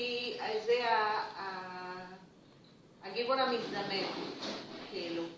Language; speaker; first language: Hebrew; non-native, fluent; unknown